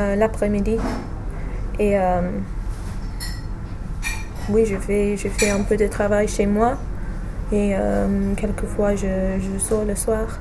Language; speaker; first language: French; non-native, fluent; English